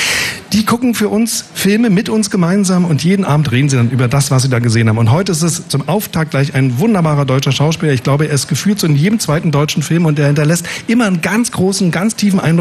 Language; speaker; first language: German; native; German